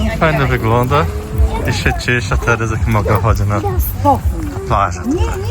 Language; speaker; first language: Polish; non-native, learner; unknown